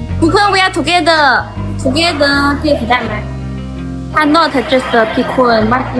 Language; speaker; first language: English; non-native, learner; Thai